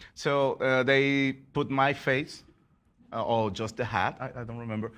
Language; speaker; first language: English; non-native, fluent; Spanish